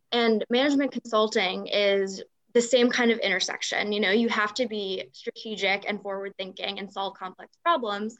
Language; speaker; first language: English; native; English